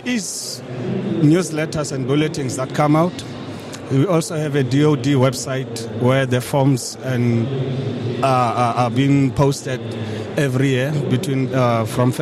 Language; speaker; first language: English; non-native, local second language; Northern Sotho